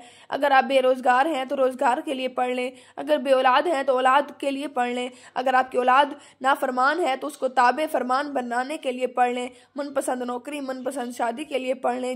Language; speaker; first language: Urdu; native; Urdu